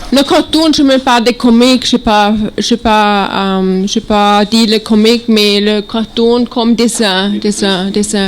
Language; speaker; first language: French; non-native, learner; German